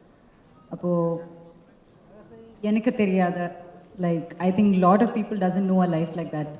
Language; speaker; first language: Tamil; non-native, learner; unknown